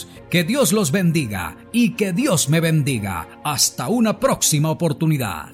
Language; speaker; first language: Spanish; native; Spanish